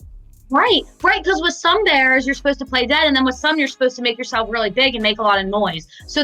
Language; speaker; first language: English; native; English